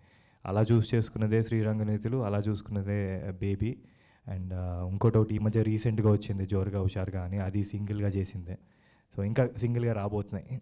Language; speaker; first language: Telugu; native; Telugu